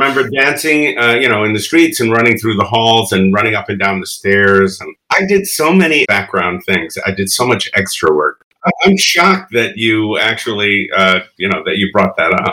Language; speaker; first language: English; early bilingual, other home language; Spanish